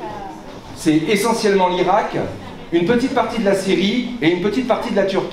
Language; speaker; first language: French; native; French